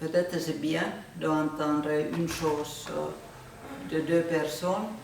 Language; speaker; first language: French; non-native, fluent; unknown